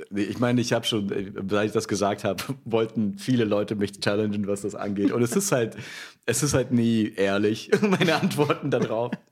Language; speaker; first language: German; early bilingual, other home language; Russian